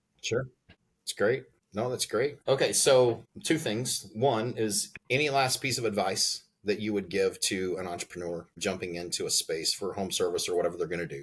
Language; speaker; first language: English; native; English